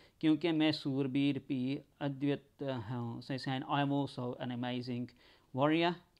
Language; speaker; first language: English; early bilingual, other home language; Punjabi